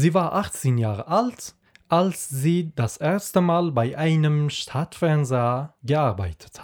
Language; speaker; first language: German; non-native, learner; Persian